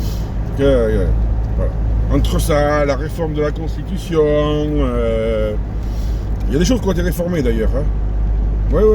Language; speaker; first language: French; native; French